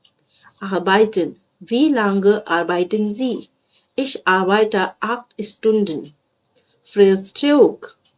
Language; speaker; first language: German; non-native, fluent; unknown